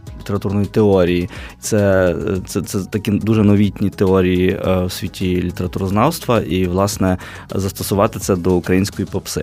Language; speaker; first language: Ukrainian; native; Ukrainian